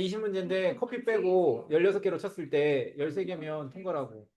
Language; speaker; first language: Korean; native; Korean